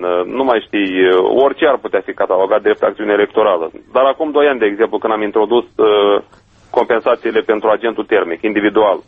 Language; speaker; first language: Romanian; native; Romanian